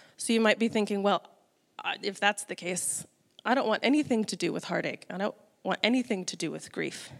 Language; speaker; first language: English; native; English